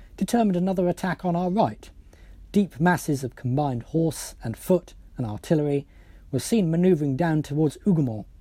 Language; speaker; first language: English; native; English